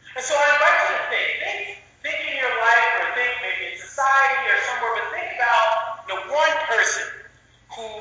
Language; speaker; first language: English; native; English